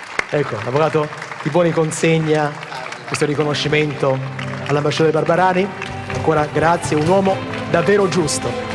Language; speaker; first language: Italian; native; Italian